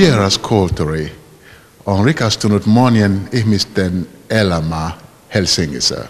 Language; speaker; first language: Finnish; non-native, fluent; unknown